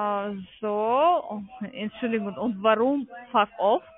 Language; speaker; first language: German; non-native, learner; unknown